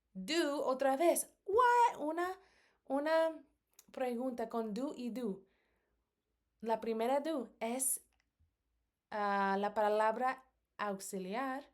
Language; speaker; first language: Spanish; non-native, fluent; English